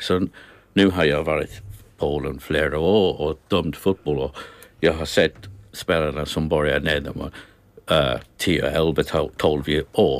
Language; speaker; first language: Swedish; non-native, learner; English